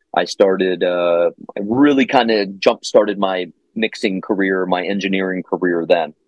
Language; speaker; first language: English; native; English